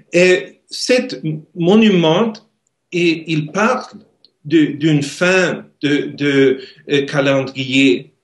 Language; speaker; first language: French; non-native, learner; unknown